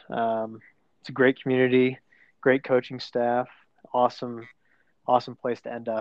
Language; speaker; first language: English; native; English